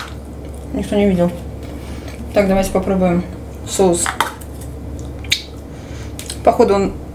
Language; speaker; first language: Russian; native; Russian